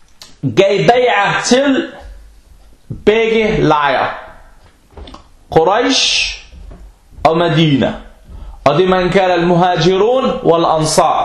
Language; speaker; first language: Danish; non-native, local second language; Arabic